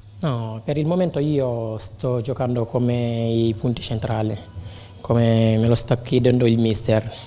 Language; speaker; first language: Italian; non-native, fluent; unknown